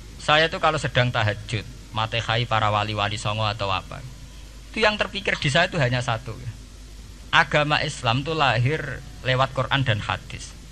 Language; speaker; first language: Indonesian; non-native, local second language; Javanese